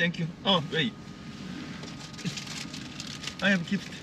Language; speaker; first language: English; non-native, learner; Korean